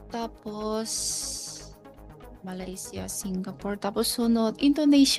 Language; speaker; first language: Filipino; non-native, learner; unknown